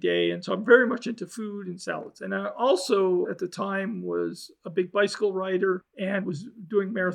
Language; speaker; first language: English; native; English